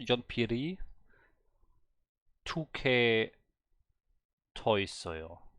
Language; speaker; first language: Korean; non-native, learner; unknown